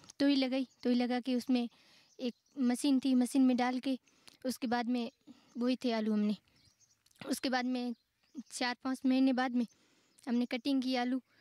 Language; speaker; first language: Hindi; non-native, local second language; Marwari